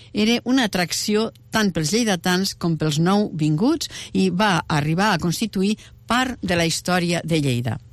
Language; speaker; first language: Catalan; native; Catalan